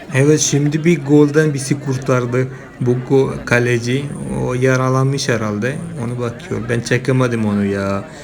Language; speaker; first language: Turkish; non-native, fluent; Malayalam